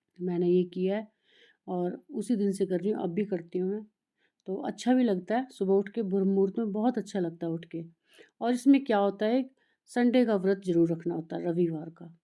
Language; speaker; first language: Hindi; native; Hindi